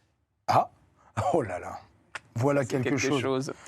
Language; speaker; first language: French; native; French